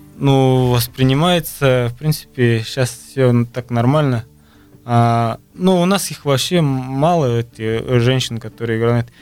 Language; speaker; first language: Russian; non-native, local second language; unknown